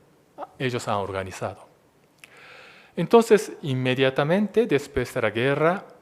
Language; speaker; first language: Spanish; non-native, fluent; Japanese